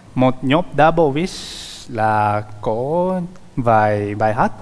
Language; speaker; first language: Vietnamese; non-native, learner; Japanese